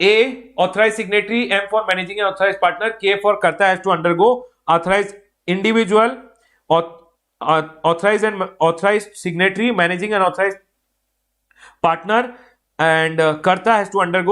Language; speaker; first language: English; non-native, local second language; Hindi